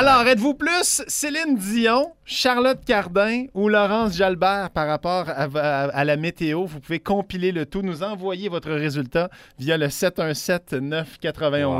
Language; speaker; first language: French; native; French